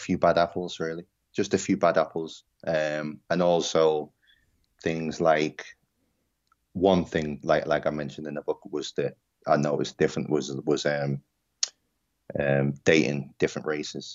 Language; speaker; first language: English; native; English